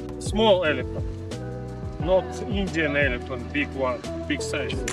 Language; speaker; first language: English; non-native, learner; Russian